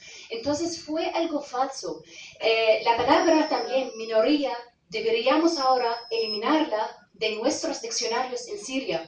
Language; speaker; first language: Spanish; non-native, fluent; Arabic